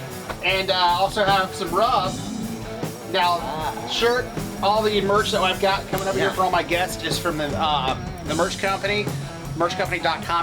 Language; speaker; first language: English; native; English